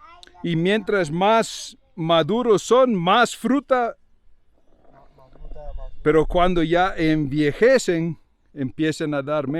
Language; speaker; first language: Spanish; non-native, fluent; English